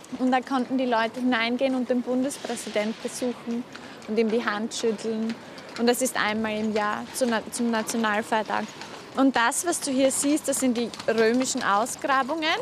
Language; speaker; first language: German; native; German